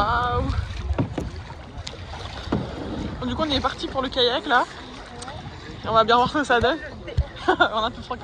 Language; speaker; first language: French; native; French